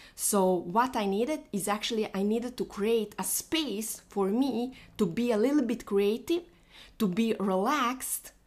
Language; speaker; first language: English; non-native, fluent; Bosnian